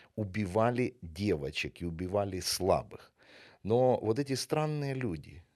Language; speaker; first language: Russian; non-native, local second language; Ukrainian